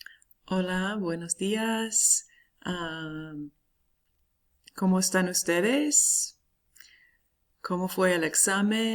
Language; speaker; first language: Spanish; non-native, fluent; English